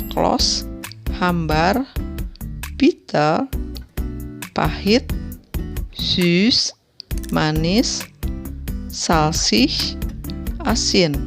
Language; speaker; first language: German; non-native, fluent; Indonesian